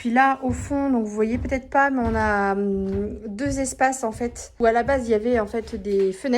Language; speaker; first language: French; native; French